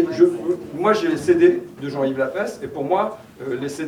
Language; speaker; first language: French; native; French